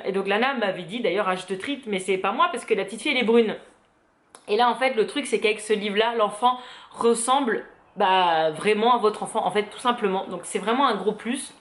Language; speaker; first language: French; native; French